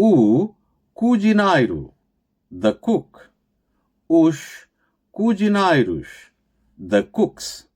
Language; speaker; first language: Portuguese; non-native, fluent; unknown